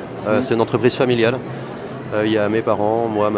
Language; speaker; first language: French; native; French